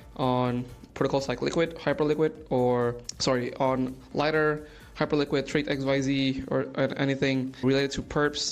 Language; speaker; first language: English; non-native, fluent; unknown